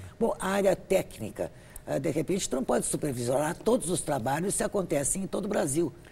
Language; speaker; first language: Portuguese; native; Portuguese